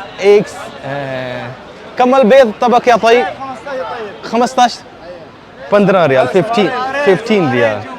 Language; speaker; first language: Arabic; non-native, learner; Urdu